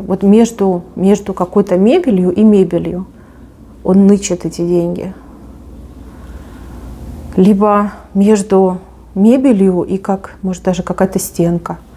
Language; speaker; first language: Russian; native; Russian